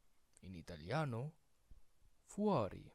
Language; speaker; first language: Italian; non-native, fluent; Filipino